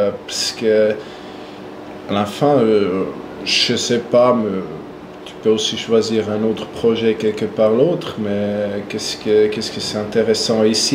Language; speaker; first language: French; non-native, local second language; German